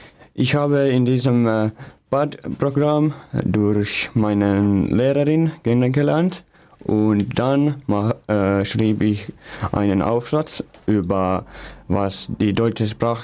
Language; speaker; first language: German; non-native, fluent; Finnish